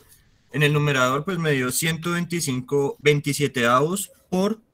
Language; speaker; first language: Spanish; native; Spanish